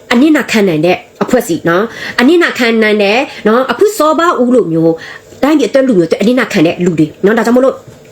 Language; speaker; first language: Burmese; non-native, local second language; S'gaw Karen